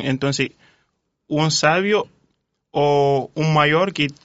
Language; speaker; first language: Spanish; non-native, fluent; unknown